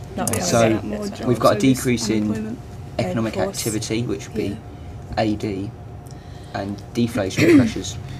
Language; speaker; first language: English; native; English